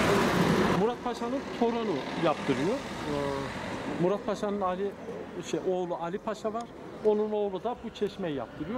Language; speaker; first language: Turkish; native; Turkish